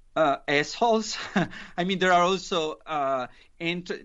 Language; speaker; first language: English; non-native, fluent; Italian